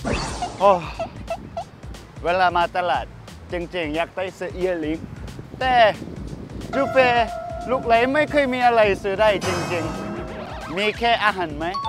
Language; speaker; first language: Thai; non-native, fluent; Korean